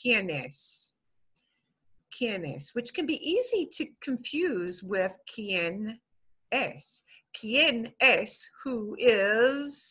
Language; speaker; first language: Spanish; non-native, fluent; English